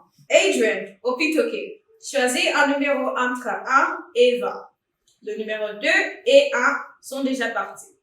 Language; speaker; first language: French; non-native, fluent; English